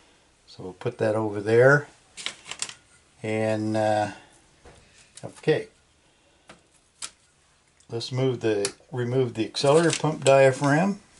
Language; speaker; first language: English; native; English